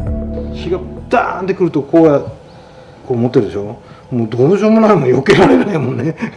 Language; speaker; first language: Japanese; native; Japanese